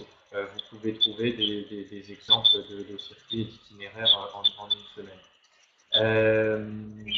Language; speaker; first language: French; native; French